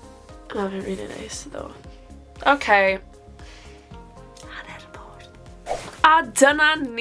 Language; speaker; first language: Welsh; non-native, local second language; English